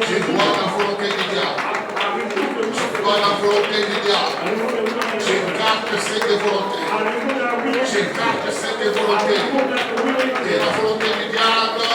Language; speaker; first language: French; non-native, local second language; Lingala